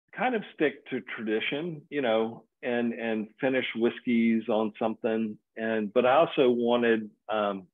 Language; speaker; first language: English; native; English